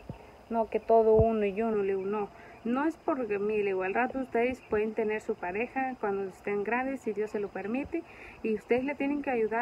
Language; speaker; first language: Spanish; native; Spanish